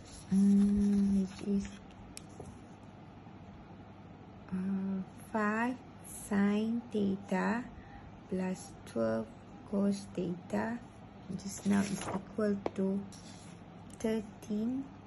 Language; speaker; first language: English; non-native, local second language; Malay